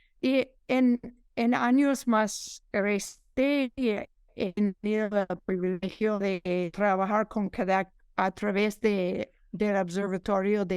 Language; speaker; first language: Spanish; non-native, fluent; English